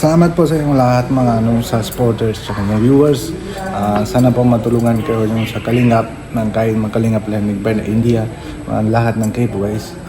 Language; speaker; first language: Filipino; non-native, learner; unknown